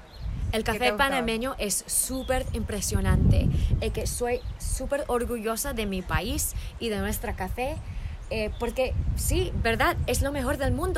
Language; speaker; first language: Spanish; early bilingual, heritage; English